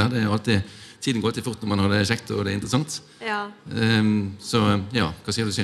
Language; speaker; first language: Norwegian; native; Norwegian